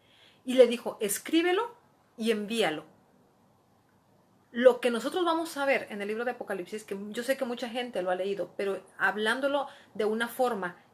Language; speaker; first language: Spanish; native; Spanish